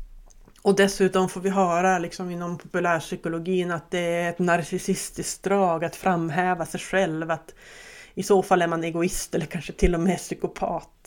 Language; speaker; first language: Swedish; native; Swedish